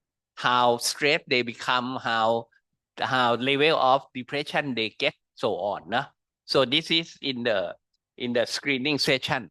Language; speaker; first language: English; non-native, learner; Thai